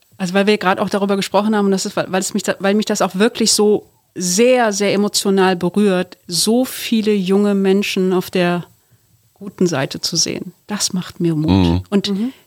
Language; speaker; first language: German; early bilingual, other home language; Turkish